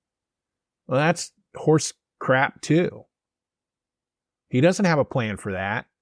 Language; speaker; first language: English; native; English